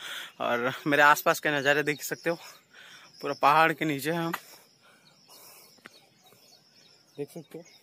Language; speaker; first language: Hindi; non-native, local second language; Odia